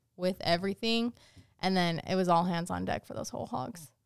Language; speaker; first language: English; native; English